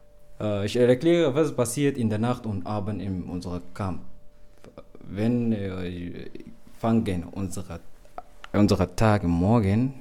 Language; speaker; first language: German; non-native, learner; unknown